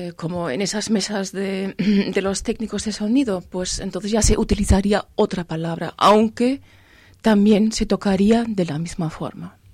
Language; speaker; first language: Spanish; non-native, fluent; German